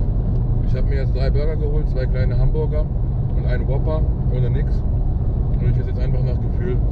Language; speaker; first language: German; native; German